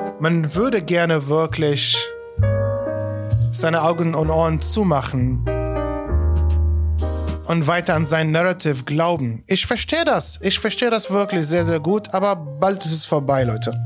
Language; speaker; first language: German; non-native, fluent; Arabic